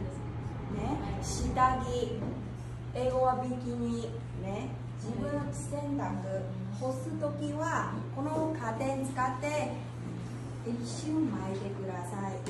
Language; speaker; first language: Japanese; non-native, fluent; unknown